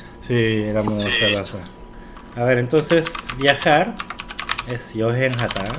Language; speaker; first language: Spanish; early bilingual, other home language; Korean